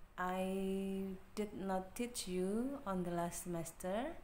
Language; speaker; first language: English; non-native, fluent; Indonesian